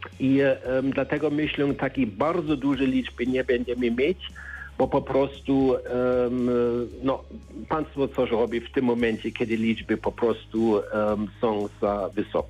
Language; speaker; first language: Polish; non-native, learner; German